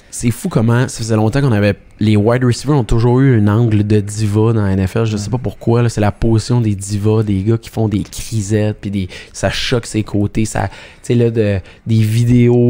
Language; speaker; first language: French; native; French